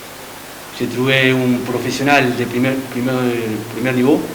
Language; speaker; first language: French; non-native, learner; Spanish